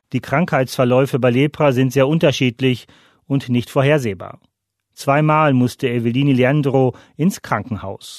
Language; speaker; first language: German; native; German